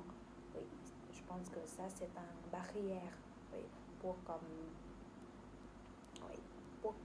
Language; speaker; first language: French; non-native, learner; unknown